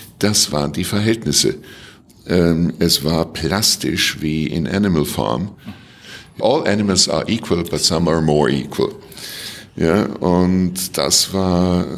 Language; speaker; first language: German; native; German